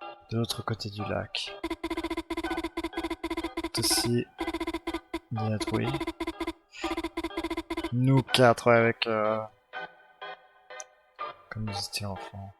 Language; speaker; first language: French; native; French